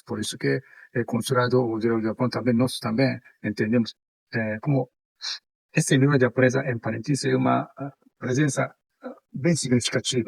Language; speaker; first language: Portuguese; non-native, fluent; Japanese